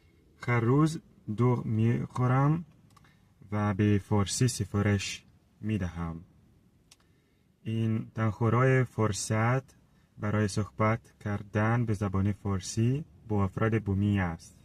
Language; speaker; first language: Persian; non-native, learner; Italian